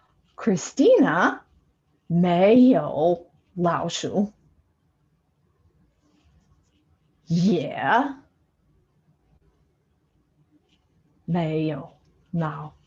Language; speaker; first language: Chinese; non-native, fluent; English